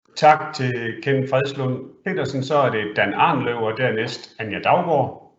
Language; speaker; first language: Danish; native; Danish